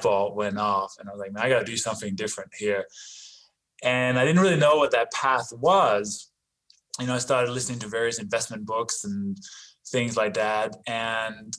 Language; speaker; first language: English; non-native, fluent; Danish